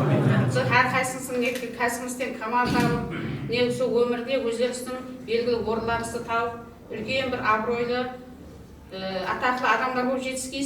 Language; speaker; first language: Kazakh; native; Kazakh